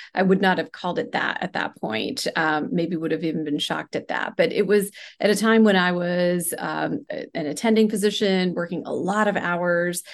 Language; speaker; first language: English; non-native, local second language; Hindi